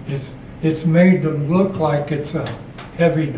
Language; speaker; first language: English; native; English